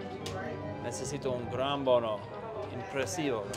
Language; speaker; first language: Spanish; non-native, learner; English